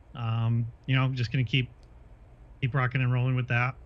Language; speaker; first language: English; native; English